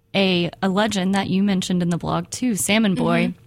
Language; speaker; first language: English; native; English